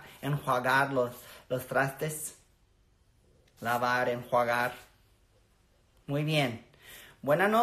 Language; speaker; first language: Spanish; non-native, learner; English